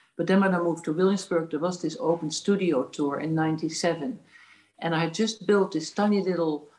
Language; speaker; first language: English; non-native, fluent; Dutch